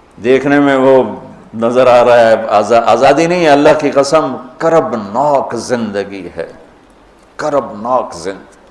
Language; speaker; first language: Urdu; non-native, local second language; Punjabi